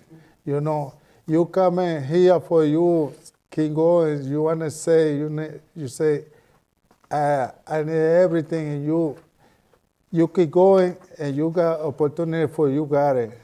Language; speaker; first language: English; non-native, learner; Spanish